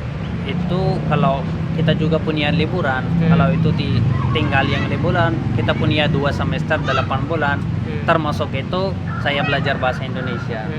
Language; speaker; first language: Indonesian; non-native, learner; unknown